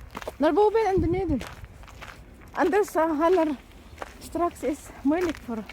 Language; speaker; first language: Dutch; non-native, learner; Filipino